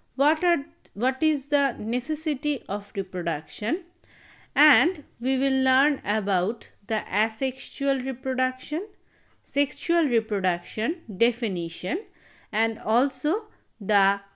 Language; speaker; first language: English; non-native, local second language; Bangla